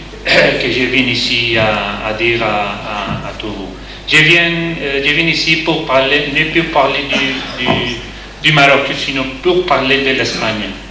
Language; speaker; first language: French; non-native, learner; Spanish